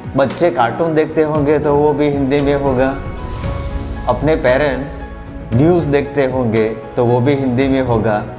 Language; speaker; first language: Hindi; non-native, local second language; Gujarati